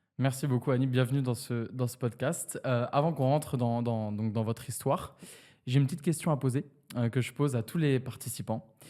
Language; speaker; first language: French; native; French